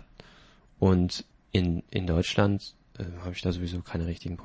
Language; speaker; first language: German; native; German